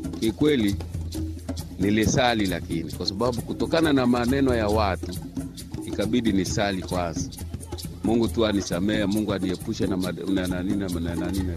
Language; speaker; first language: Swahili; native; Swahili